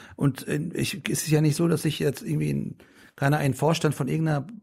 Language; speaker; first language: German; early bilingual, other home language; Persian